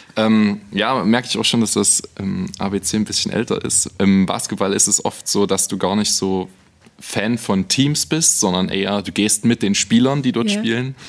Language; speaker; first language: German; native; German